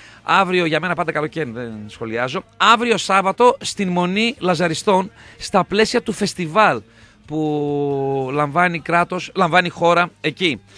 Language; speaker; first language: Greek; native; Greek